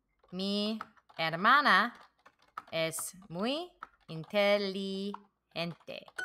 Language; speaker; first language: Spanish; non-native, learner; English